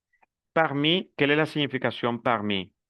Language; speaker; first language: French; non-native, fluent; Spanish